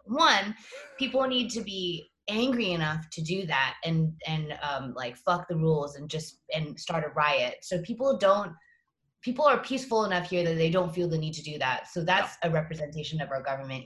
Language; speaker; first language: English; native; English